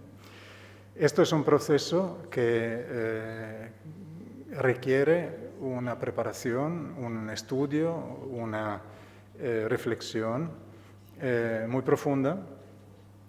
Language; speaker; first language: Spanish; non-native, fluent; Italian